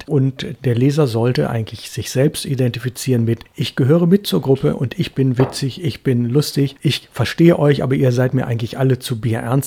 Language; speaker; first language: German; native; German